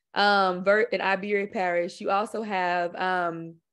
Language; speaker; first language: English; native; English